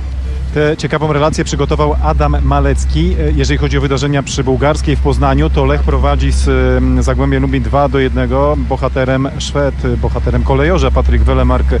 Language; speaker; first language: Polish; native; Polish